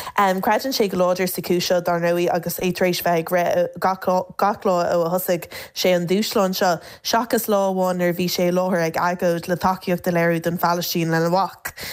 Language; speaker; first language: Irish; native; Irish